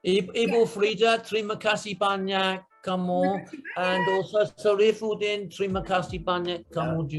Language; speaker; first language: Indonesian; non-native, learner; English